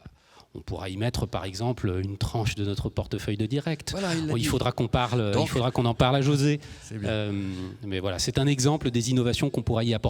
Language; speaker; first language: French; native; French